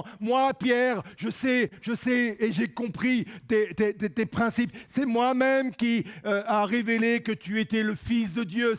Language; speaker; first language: French; native; French